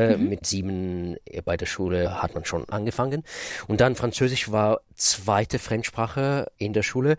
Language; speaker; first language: German; non-native, fluent; Russian